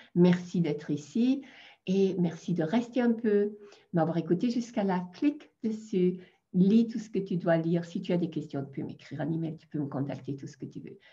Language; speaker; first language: French; non-native, fluent; German